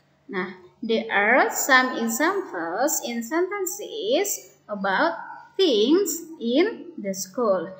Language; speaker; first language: English; non-native, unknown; Indonesian